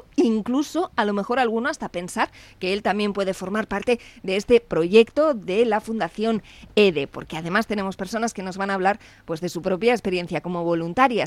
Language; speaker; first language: Spanish; native; Spanish